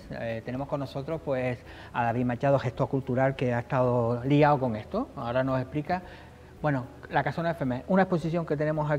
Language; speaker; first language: Spanish; native; Spanish